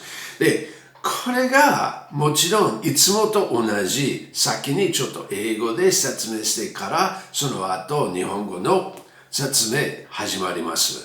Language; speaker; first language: Japanese; non-native, fluent; English